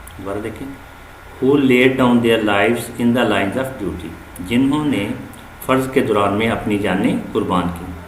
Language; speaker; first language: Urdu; non-native, local second language; Punjabi